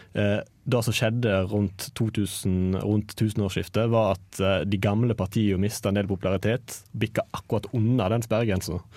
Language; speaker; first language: Norwegian; native; Norwegian